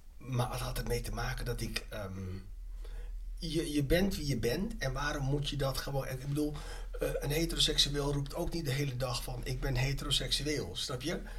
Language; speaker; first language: Dutch; native; Dutch